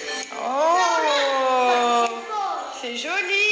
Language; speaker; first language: French; native; French